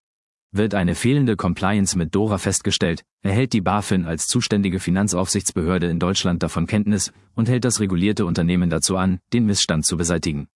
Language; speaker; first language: German; native; German